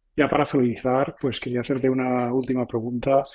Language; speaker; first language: Spanish; non-native, fluent; English